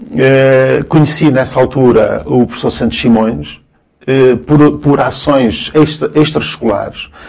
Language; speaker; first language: Portuguese; early bilingual, other home language; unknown